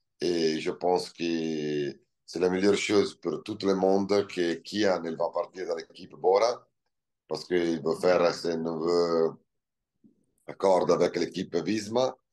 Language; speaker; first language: French; non-native, learner; Italian